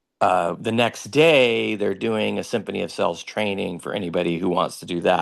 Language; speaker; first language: English; native; English